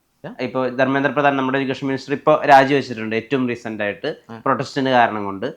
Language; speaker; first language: Malayalam; native; Malayalam